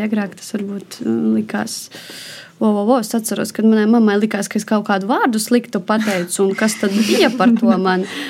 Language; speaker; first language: Latvian; non-native, local second language; Russian